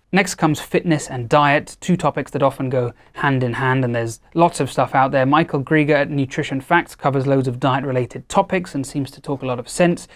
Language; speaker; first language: English; native; English